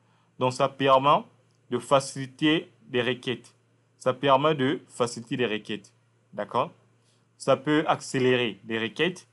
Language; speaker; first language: French; non-native, local second language; Lingala